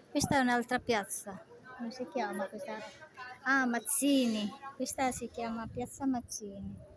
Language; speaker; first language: Italian; non-native, fluent; Cebuano